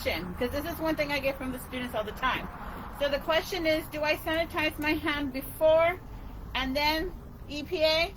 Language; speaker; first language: English; native; English